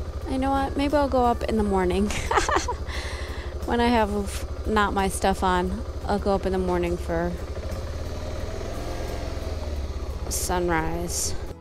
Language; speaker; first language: English; native; English